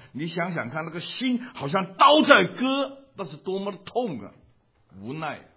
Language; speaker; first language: Chinese; non-native, local second language; Cantonese